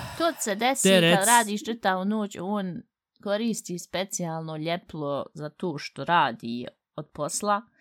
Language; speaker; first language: Bosnian; early bilingual, heritage; Bosnian